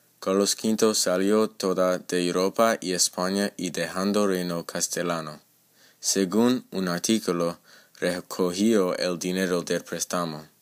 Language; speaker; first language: Spanish; non-native, learner; English